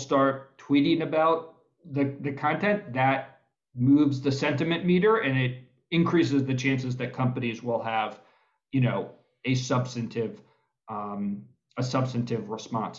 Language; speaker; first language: English; native; English